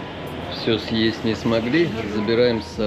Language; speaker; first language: Russian; native; Russian